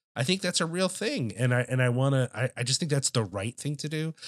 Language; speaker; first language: English; native; English